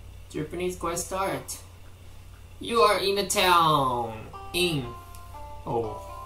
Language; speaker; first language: English; non-native, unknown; Japanese